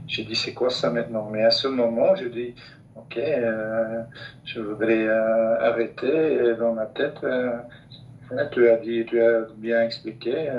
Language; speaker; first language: French; non-native, local second language; Dutch